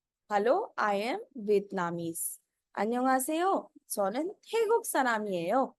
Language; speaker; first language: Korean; non-native, fluent; Hindi